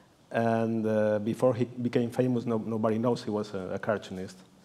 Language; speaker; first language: English; non-native, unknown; Spanish